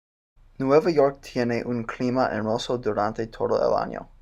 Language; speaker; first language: Spanish; non-native, learner; English